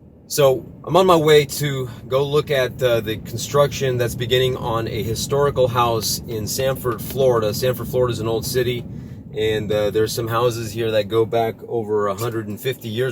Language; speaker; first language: English; native; English